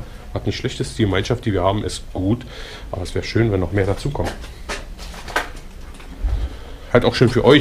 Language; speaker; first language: German; native; German